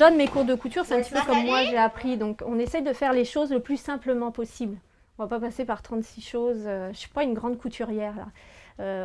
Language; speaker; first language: French; native; French